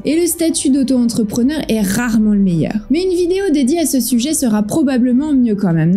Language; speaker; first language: French; native; French